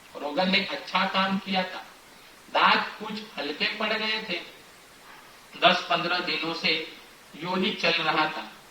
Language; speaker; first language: Hindi; non-native, local second language; Marathi